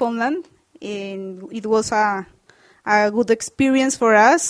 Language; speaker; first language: English; non-native, fluent; Spanish